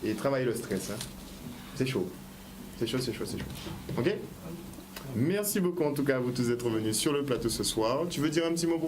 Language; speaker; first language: French; native; French